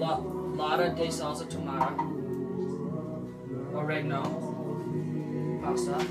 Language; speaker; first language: Spanish; non-native, learner; English